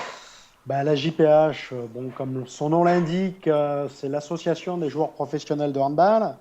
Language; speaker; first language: French; native; French